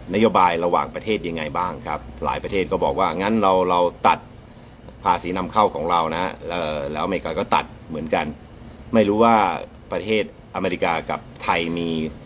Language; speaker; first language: Thai; non-native, fluent; English